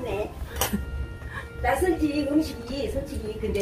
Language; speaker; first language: Korean; native; Korean